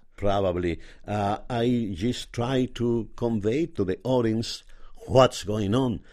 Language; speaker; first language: English; non-native, fluent; Spanish